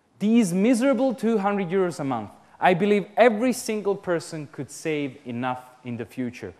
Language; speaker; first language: English; non-native, fluent; Serbian